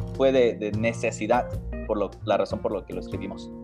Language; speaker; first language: Spanish; early bilingual, heritage; Spanish